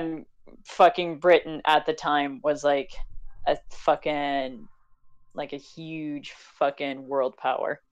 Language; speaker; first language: English; native; English